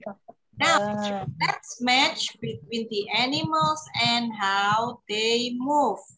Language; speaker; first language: English; non-native, fluent; Indonesian